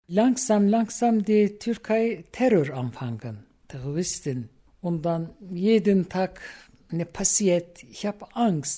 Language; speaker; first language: German; non-native, learner; Turkish